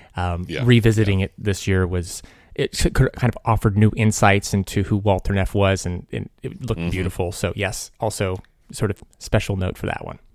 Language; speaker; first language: English; early bilingual, other home language; Hungarian